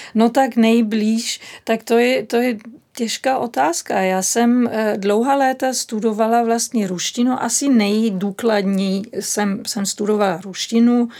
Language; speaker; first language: Czech; non-native, fluent; German